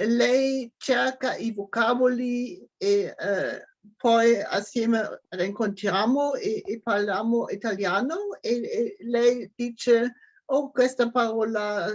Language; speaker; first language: Italian; non-native, learner; German